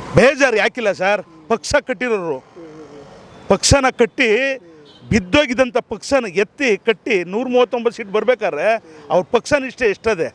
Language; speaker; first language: Kannada; native; Kannada